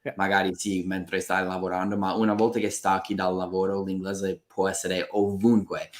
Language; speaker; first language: Italian; non-native, fluent; English